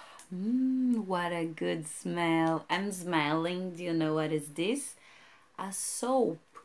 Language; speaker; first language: English; non-native, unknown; Portuguese